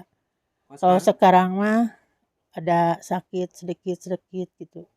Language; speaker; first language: Indonesian; non-native, local second language; Sundanese